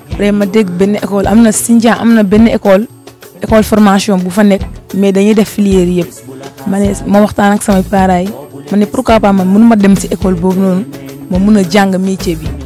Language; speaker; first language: Wolof; non-native, local second language; Jola-Fonyi